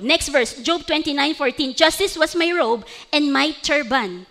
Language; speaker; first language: English; non-native, local second language; Filipino